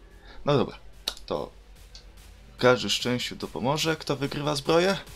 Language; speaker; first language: Polish; native; Polish